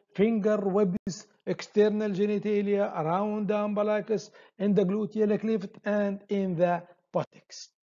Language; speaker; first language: English; non-native, fluent; Arabic